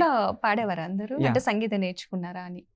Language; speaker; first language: Telugu; native; Telugu